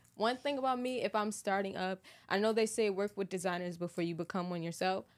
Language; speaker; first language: English; native; English